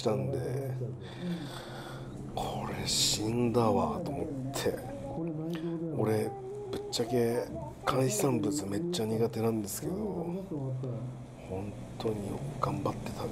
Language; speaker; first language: Japanese; native; Japanese